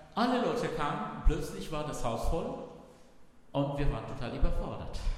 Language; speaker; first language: German; non-native, fluent; Arabic